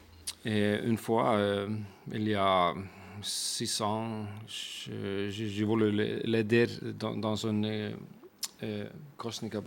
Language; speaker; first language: French; non-native, fluent; Icelandic